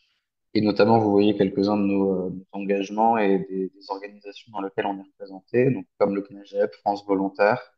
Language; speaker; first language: French; native; French